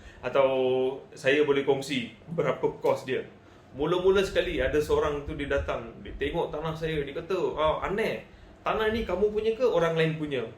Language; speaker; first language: Malay; non-native, local second language; Tamil